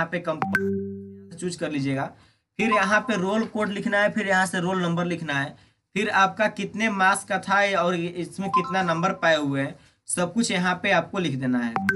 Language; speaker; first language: Hindi; native; Hindi